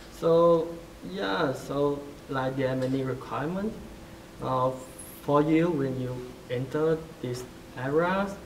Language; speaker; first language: English; non-native, fluent; Vietnamese